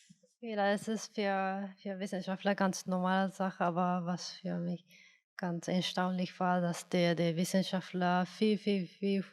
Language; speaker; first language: German; non-native, fluent; Japanese